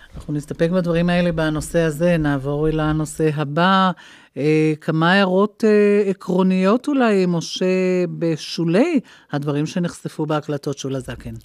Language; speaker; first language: Hebrew; native; Hebrew